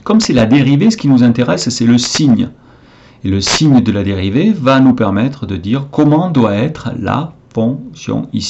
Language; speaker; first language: French; native; French